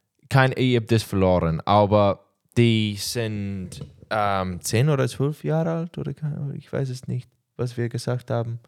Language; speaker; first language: German; non-native, learner; English